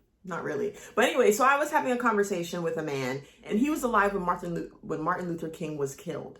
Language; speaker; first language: English; native; English